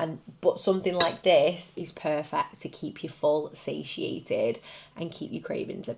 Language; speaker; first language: English; native; English